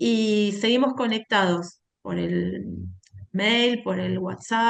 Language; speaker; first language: Spanish; native; Spanish